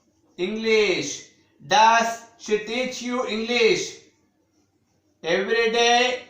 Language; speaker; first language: English; non-native, local second language; Telugu